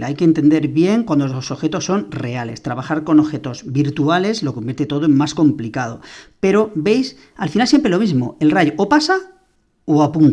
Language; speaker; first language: Spanish; native; Spanish